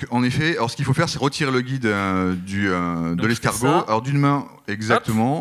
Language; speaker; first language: French; native; French